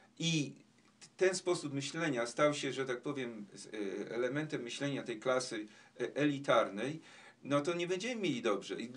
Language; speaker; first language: Polish; native; Polish